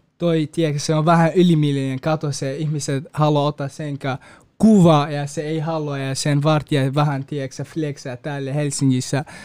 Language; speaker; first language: Finnish; non-native, learner; Kurdish